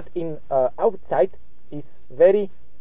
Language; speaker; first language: English; non-native, learner; Slovak